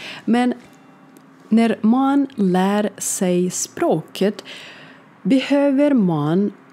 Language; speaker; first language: Swedish; non-native, learner; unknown